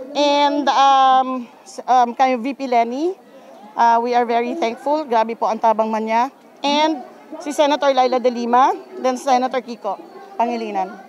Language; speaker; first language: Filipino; non-native, local second language; Bikol